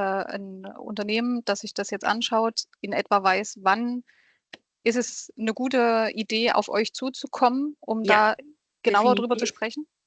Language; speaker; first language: German; native; German